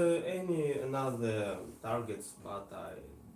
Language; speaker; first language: English; non-native, learner; Russian